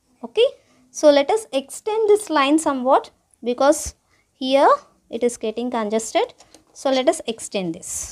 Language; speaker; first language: English; non-native, local second language; Telugu